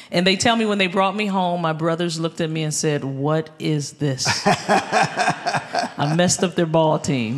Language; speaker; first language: English; native; English